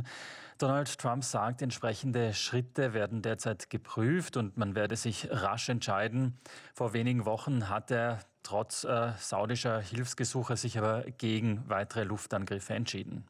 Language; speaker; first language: German; native; German